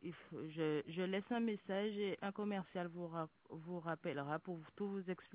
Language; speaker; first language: French; native; French